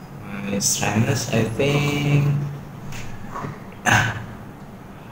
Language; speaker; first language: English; non-native, learner; Indonesian